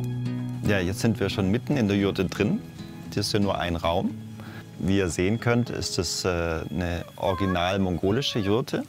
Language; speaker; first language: German; native; German